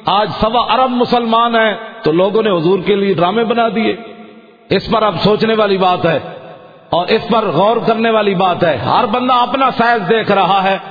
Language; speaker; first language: Urdu; native; Urdu